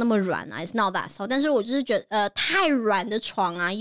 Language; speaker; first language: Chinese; native; Chinese